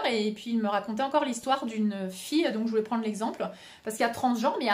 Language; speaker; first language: French; native; French